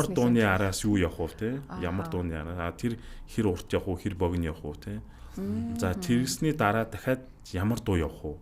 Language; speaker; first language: Mongolian; native; Mongolian